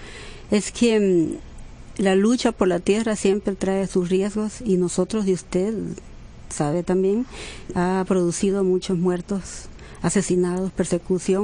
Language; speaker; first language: Spanish; native; Spanish